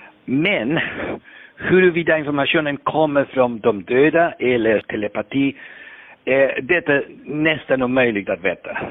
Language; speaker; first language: Swedish; non-native, fluent; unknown